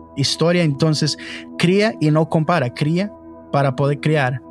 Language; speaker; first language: Spanish; non-native, learner; English